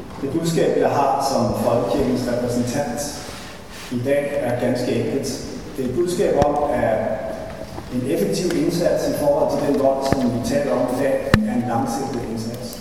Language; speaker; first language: Danish; native; Danish